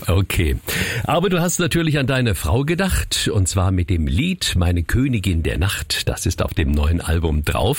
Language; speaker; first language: German; native; German